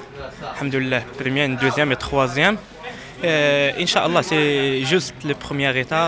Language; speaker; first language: French; non-native, learner; Arabic